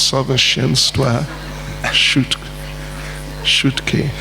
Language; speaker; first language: Russian; non-native, learner; English